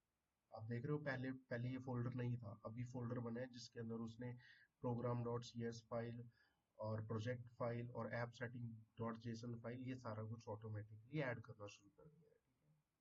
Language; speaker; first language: Hindi; non-native, local second language; Punjabi